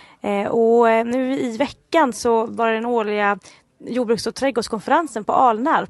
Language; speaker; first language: Swedish; native; Swedish